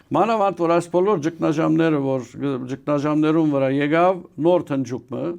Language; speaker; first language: Armenian; early bilingual, heritage; Armenian